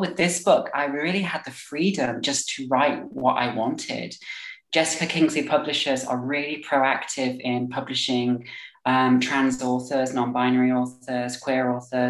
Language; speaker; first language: English; native; English